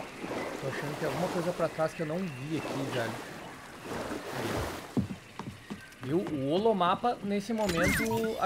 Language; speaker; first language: Portuguese; native; Portuguese